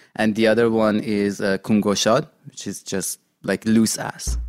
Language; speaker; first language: English; non-native, fluent; Portuguese